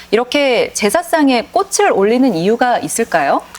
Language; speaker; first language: Korean; native; Korean